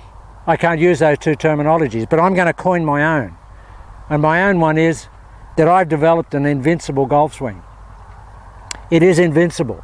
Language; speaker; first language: English; native; English